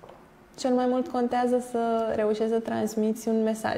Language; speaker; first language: Romanian; native; Romanian